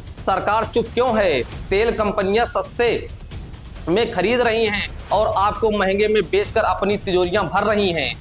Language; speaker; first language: Hindi; native; Hindi